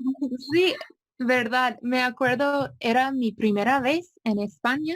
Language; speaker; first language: Spanish; non-native, fluent; English